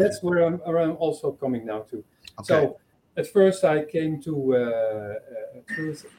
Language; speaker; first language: English; non-native, fluent; Dutch